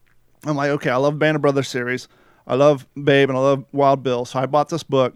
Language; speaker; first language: English; native; English